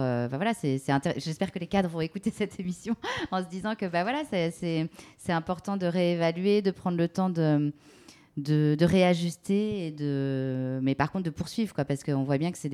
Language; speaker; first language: French; native; French